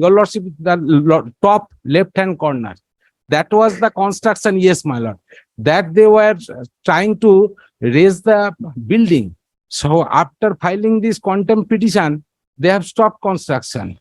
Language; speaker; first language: English; non-native, local second language; Bangla